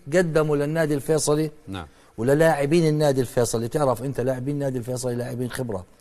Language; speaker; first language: Arabic; native; Arabic